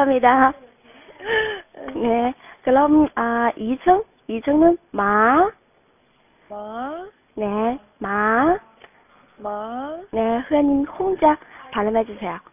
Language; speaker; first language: Korean; non-native, fluent; Chinese